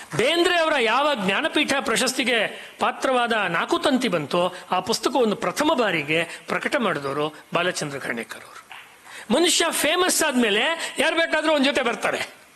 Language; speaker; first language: Kannada; native; Kannada